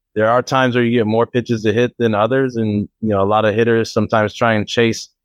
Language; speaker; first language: English; native; English